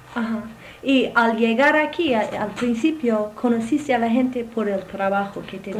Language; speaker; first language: Spanish; non-native, fluent; English